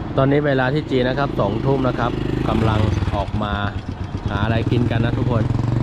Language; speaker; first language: Thai; non-native, fluent; Chinese